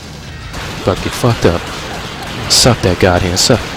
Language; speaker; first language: English; native; English